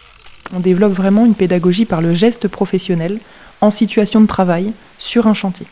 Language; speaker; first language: French; native; French